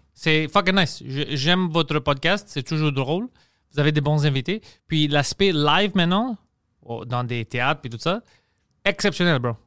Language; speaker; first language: French; non-native, fluent; Greek